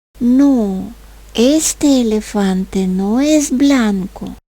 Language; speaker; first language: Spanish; non-native, fluent; Ukrainian